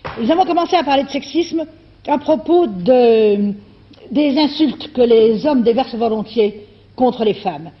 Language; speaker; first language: French; native; French